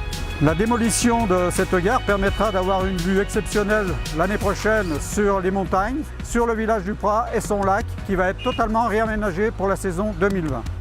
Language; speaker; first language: French; native; French